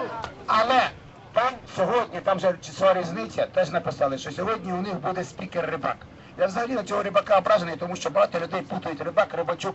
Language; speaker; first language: Ukrainian; native; Ukrainian